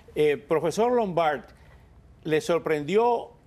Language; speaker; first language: Spanish; non-native, fluent; French